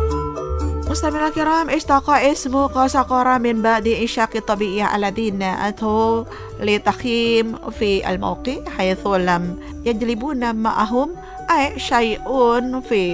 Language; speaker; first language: Arabic; non-native, learner; Indonesian